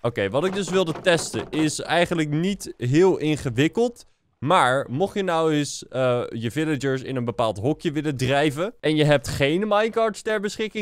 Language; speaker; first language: Dutch; native; Dutch